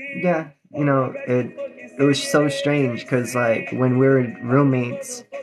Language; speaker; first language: English; native; English